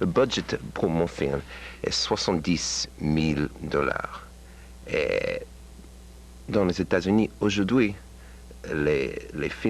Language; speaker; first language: French; non-native, learner; English